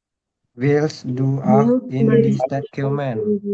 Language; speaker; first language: German; non-native, learner; Indonesian